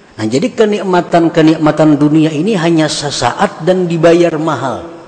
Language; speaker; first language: Indonesian; non-native, local second language; Banjar